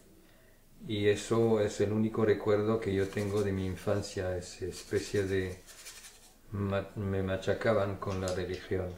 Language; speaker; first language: Spanish; early bilingual, heritage; German